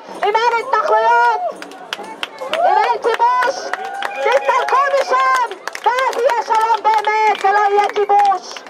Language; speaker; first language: Hebrew; non-native, local second language; Arabic